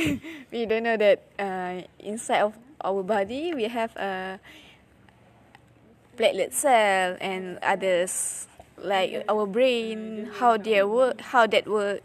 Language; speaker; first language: English; non-native, learner; Malay